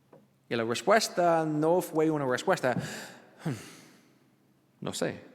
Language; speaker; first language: Spanish; non-native, learner; English